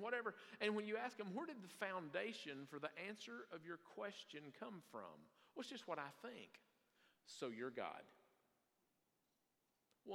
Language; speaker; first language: English; native; English